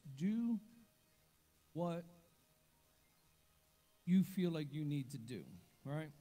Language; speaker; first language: English; native; English